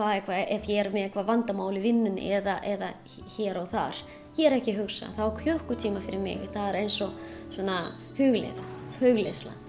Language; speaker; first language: Icelandic; non-native, learner; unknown